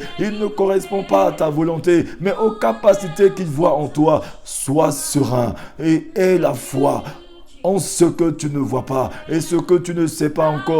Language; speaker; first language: French; non-native, local second language; Lingala